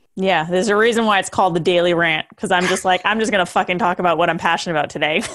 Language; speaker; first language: English; early bilingual, other home language; Hindi